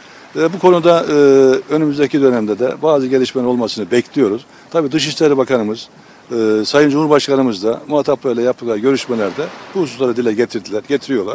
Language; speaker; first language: Turkish; native; Turkish